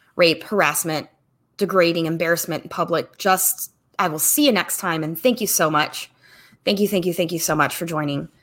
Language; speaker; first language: English; native; English